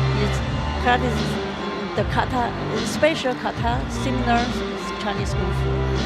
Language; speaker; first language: English; non-native, learner; Chinese